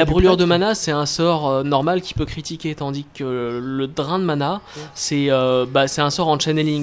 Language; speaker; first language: French; native; French